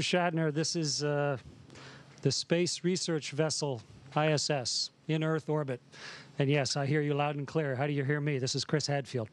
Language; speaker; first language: English; native; English